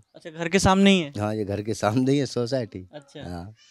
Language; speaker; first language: Hindi; native; Hindi